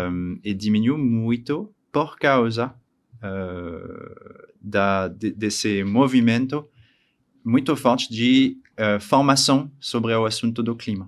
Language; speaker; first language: Portuguese; non-native, learner; French